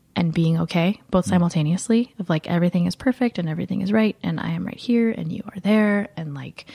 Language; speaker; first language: English; native; English